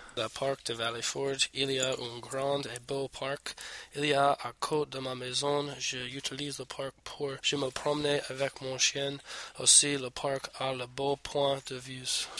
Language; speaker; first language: French; non-native, learner; English